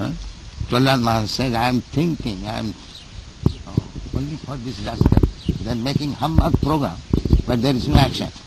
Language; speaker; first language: English; non-native, local second language; Bangla